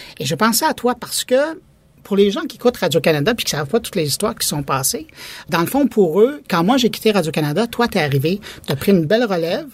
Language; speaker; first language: French; native; French